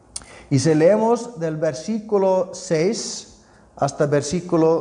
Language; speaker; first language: Spanish; non-native, fluent; Icelandic